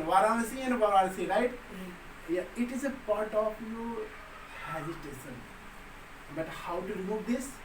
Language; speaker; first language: English; non-native, local second language; Hindi